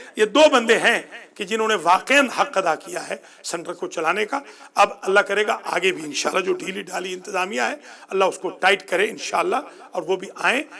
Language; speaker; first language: Urdu; non-native, local second language; Punjabi